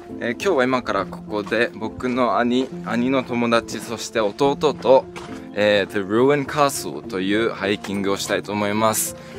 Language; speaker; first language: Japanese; early bilingual, heritage; Japanese